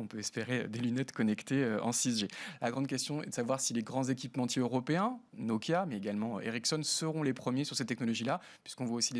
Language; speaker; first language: French; native; French